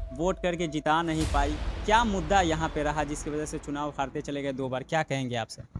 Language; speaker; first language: Hindi; native; Hindi